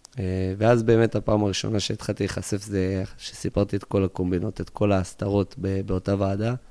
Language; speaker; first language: Hebrew; early bilingual, other home language; English